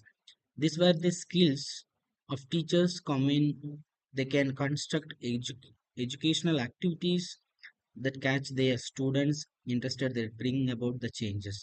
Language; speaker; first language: English; non-native, local second language; Tamil